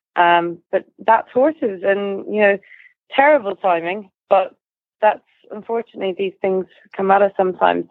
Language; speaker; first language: English; native; English